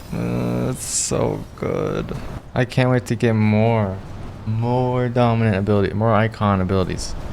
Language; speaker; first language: English; native; English